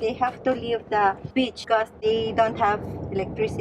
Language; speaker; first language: English; non-native, local second language; Filipino